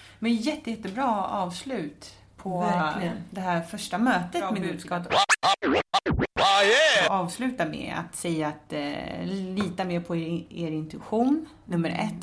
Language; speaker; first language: Swedish; native; Swedish